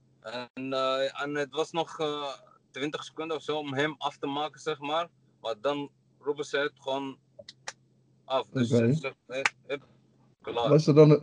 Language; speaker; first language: Dutch; non-native, learner; Arabic